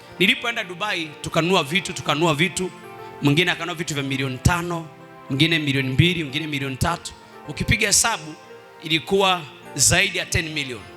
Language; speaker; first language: Swahili; non-native, local second language; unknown